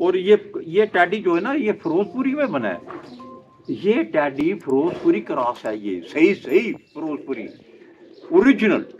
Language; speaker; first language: Hindi; non-native, local second language; Punjabi